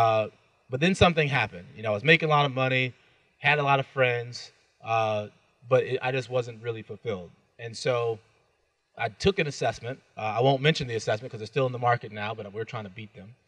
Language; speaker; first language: English; native; English